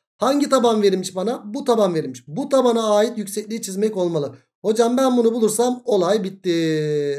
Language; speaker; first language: Turkish; native; Turkish